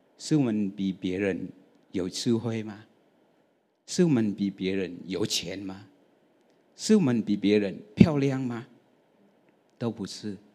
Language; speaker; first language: Chinese; non-native, fluent; Vietnamese